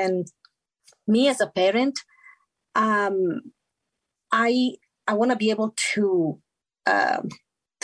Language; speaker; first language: English; non-native, fluent; Italian